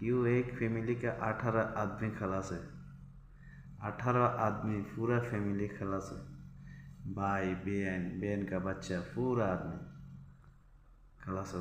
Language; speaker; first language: Hindi; non-native, learner; Bangla